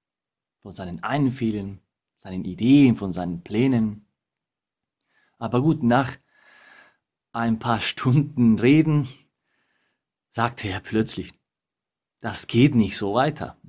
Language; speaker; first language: German; non-native, fluent; Spanish